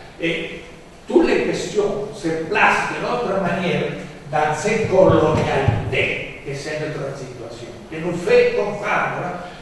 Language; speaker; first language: French; non-native, fluent; Spanish